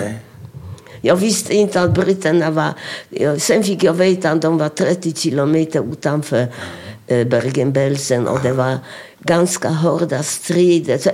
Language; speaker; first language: Swedish; non-native, fluent; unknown